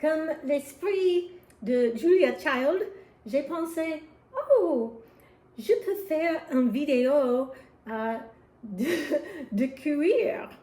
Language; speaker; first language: French; non-native, learner; English